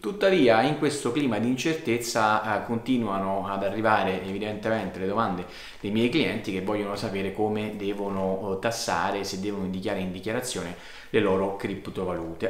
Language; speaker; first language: Italian; native; Italian